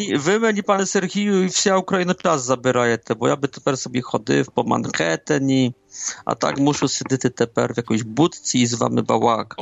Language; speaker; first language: Ukrainian; early bilingual, heritage; Ukrainian